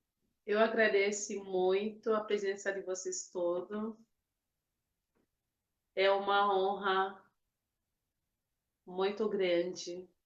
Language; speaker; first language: Portuguese; non-native, fluent; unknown